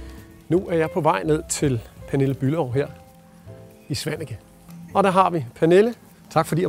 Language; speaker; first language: Danish; native; Danish